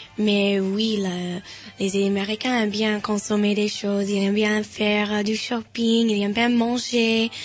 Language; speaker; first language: French; non-native, fluent; English